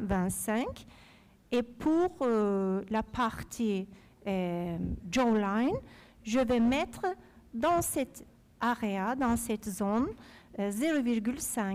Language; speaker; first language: French; non-native, fluent; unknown